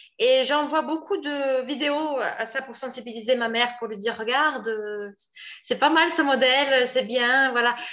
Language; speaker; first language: French; native; French